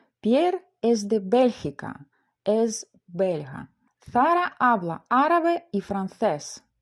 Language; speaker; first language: Spanish; non-native, fluent; Ukrainian